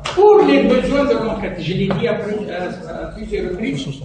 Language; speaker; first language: French; non-native, local second language; Arabic